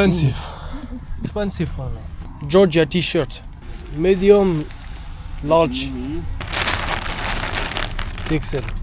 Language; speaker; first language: English; non-native, learner; French